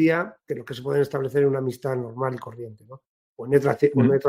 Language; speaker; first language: Spanish; native; Spanish